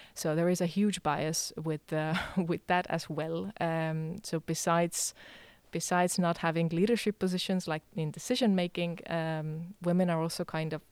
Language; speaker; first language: English; non-native, fluent; Estonian